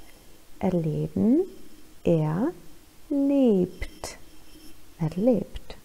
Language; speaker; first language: German; non-native, fluent; Polish